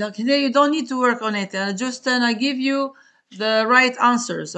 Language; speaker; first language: English; non-native, fluent; Arabic